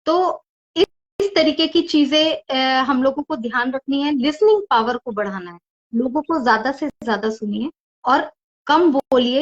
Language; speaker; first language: Hindi; native; Hindi